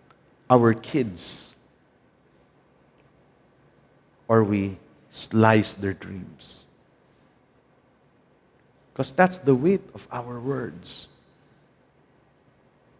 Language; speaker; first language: English; non-native, local second language; Filipino